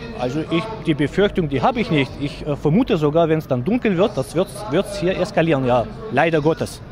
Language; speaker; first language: German; native; German